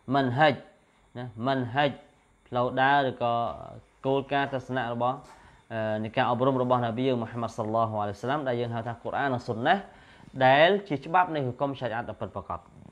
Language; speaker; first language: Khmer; native; Khmer